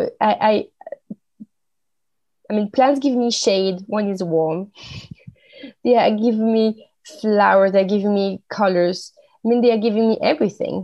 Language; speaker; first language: English; non-native, fluent; French